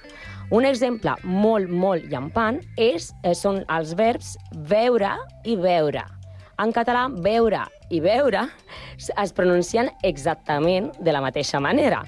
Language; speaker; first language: Catalan; native; Catalan